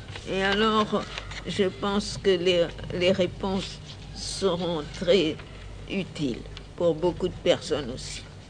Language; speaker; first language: French; native; French